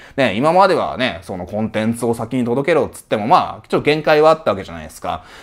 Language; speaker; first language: Japanese; native; Japanese